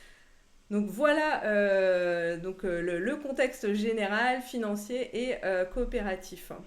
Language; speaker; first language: French; native; French